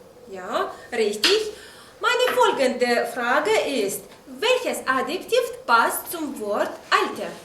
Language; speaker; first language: German; non-native, fluent; Russian